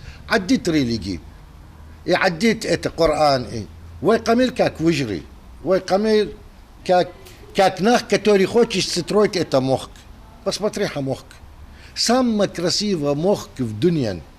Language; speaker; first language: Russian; non-native, learner; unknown